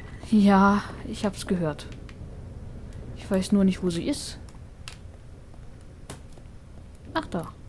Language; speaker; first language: German; native; German